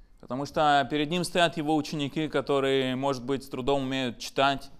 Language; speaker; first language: Russian; native; Russian